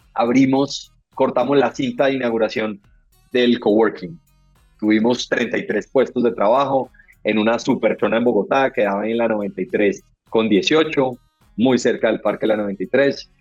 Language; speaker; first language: Spanish; native; Spanish